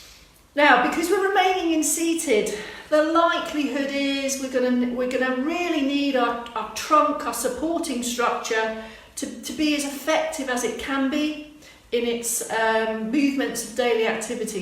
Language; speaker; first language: English; native; English